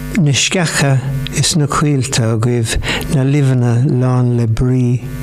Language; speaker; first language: Irish; non-native, local second language; English